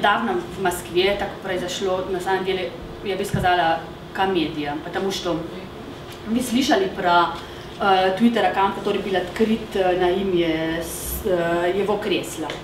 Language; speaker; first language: Russian; non-native, fluent; Slovenian